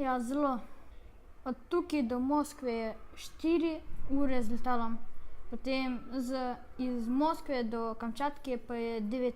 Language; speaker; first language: Slovenian; early bilingual, other home language; Russian